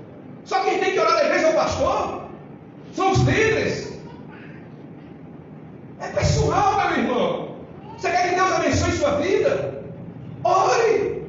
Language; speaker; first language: Portuguese; native; Portuguese